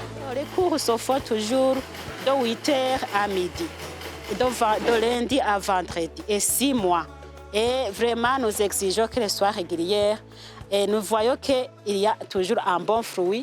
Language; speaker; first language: French; non-native, local second language; Rundi